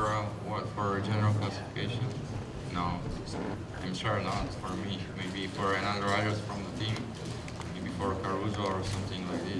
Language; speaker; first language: English; non-native, learner; Slovak